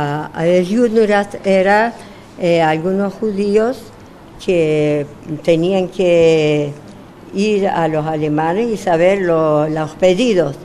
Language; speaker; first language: Spanish; non-native, fluent; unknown